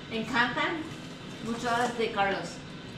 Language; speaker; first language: Spanish; non-native, learner; English